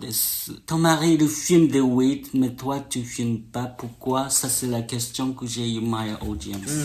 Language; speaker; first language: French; non-native, learner; Japanese